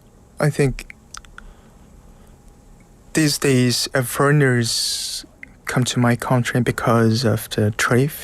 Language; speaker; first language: English; non-native, learner; Mongolian